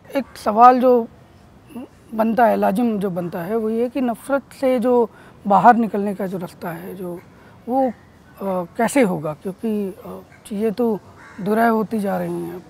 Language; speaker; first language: Hindi; native; Hindi